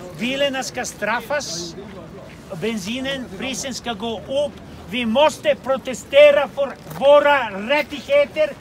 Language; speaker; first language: Swedish; non-native, fluent; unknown